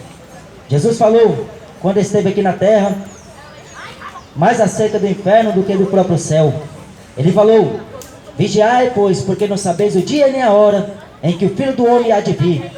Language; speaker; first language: Portuguese; native; Portuguese